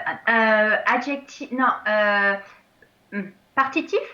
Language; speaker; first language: English; non-native, fluent; French